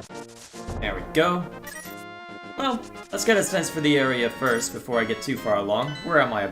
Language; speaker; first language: English; native; English